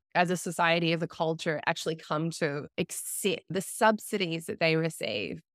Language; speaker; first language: English; native; English